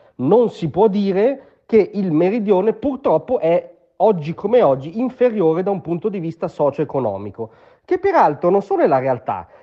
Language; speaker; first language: Italian; native; Italian